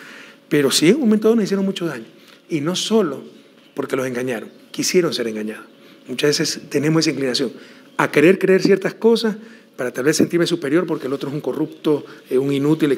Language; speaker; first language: Spanish; native; Spanish